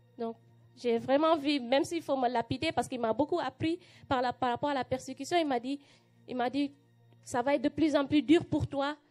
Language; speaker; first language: French; non-native, local second language; Wolof